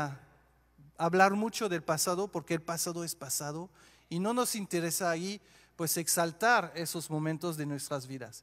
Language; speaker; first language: Spanish; non-native, fluent; French